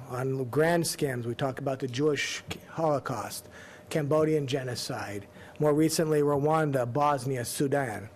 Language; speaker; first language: English; native; English